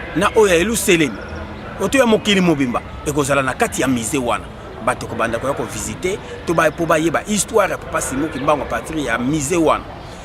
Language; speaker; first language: Lingala; non-native, local second language; Kongo